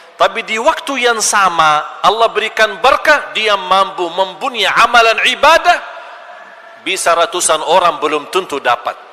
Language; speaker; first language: Malay; non-native, fluent; Arabic